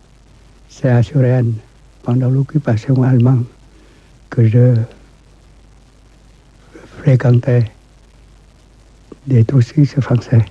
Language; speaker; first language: French; non-native, fluent; Vietnamese